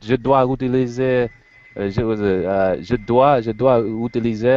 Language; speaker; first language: French; non-native, learner; English